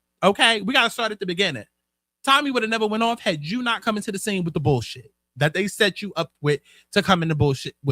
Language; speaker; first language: English; native; English